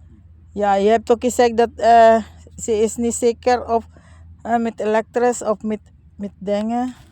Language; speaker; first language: Dutch; non-native, learner; Filipino